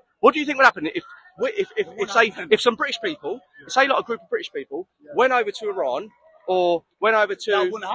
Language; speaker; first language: English; native; English